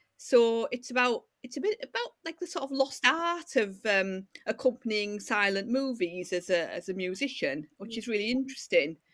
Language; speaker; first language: English; native; English